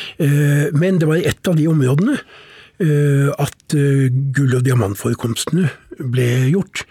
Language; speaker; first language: Norwegian; native; Norwegian